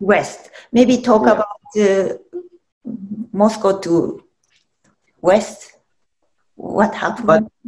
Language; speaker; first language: English; non-native, learner; Japanese